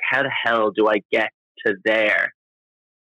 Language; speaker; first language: English; native; English